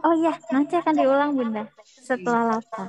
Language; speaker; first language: Indonesian; native; Indonesian